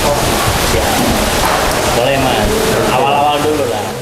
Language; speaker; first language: Indonesian; native; Indonesian